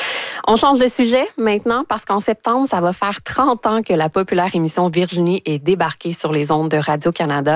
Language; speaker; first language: French; native; French